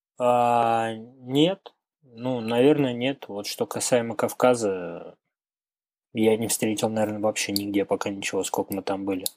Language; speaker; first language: Russian; native; Russian